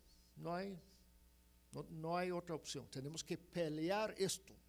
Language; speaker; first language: Spanish; non-native, fluent; English